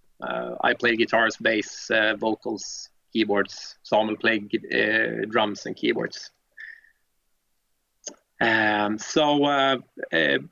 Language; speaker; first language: English; non-native, fluent; Swedish